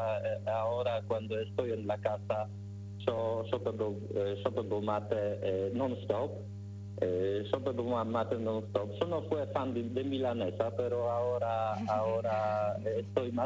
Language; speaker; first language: Spanish; non-native, learner; Polish